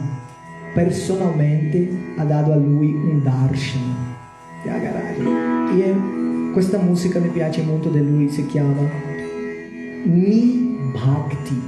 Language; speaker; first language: Italian; non-native, learner; Portuguese